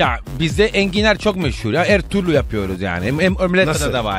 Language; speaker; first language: Turkish; non-native, learner; Italian